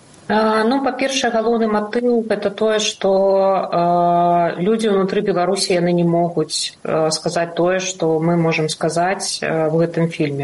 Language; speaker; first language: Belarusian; non-native, local second language; Russian